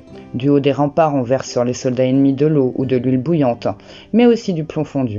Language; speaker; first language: French; native; French